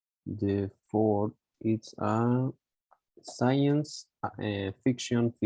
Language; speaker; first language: English; non-native, learner; Spanish